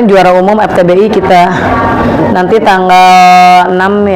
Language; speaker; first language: Indonesian; native; Indonesian